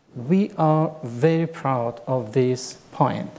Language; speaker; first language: English; non-native, fluent; Kurdish